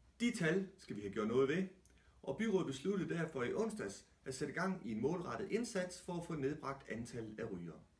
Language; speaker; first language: Danish; native; Danish